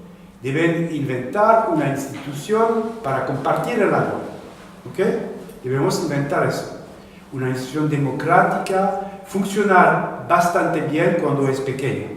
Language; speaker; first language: Spanish; non-native, fluent; French